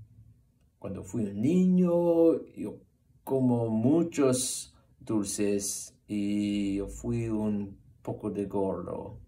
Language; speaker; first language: Spanish; non-native, learner; English